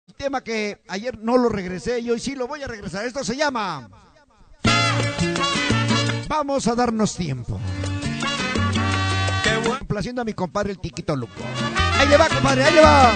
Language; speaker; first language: Spanish; native; Spanish